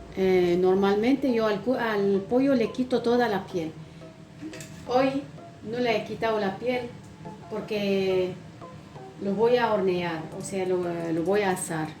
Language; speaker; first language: Spanish; non-native, fluent; Arabic